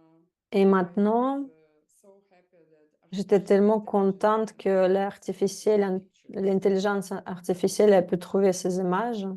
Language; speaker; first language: French; non-native, fluent; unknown